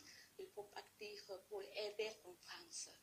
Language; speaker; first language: French; non-native, learner; Vietnamese